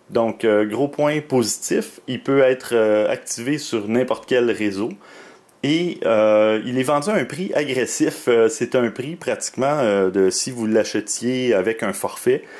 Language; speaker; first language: French; native; French